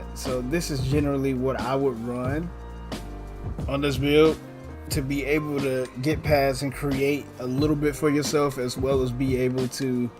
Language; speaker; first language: English; native; English